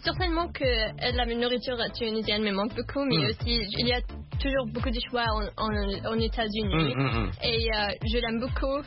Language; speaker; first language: French; non-native, learner; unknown